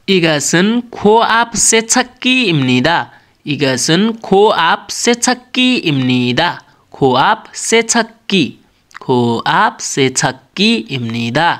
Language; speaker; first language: Korean; non-native, learner; Nepali